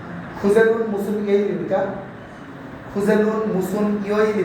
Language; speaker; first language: Korean; non-native, learner; Bangla